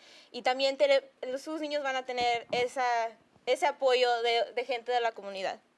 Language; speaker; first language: Spanish; early bilingual, heritage; Spanish